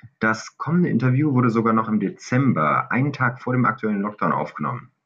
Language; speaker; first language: German; native; German